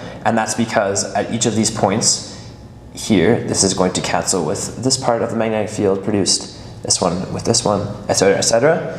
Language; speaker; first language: English; native; English